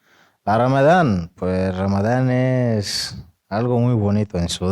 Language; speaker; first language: Spanish; non-native, fluent; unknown